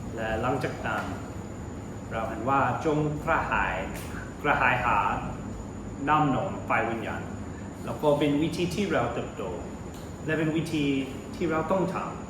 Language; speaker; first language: Thai; non-native, fluent; English